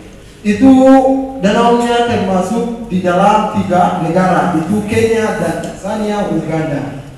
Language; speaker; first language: Indonesian; non-native, fluent; Ganda